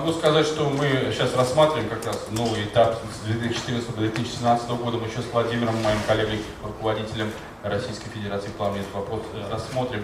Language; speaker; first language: Russian; native; Russian